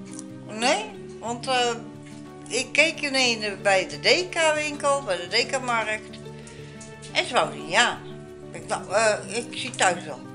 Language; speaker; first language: Dutch; native; Dutch